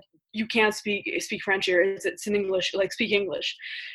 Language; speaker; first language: English; early bilingual, other home language; French